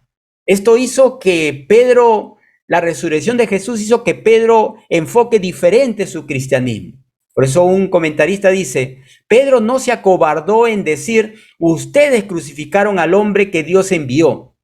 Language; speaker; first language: Spanish; native; Spanish